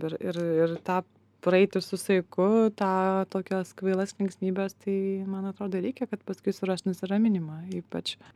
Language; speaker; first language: Lithuanian; native; Lithuanian